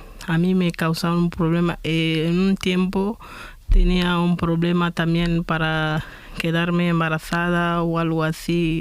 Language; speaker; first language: Spanish; non-native, fluent; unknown